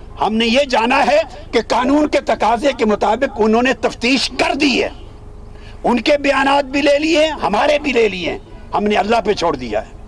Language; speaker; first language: Urdu; non-native, local second language; Punjabi